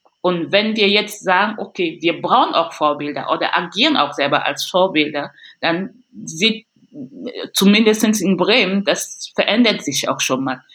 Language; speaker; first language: German; non-native, fluent; French